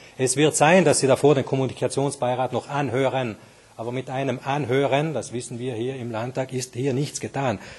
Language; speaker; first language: German; native; German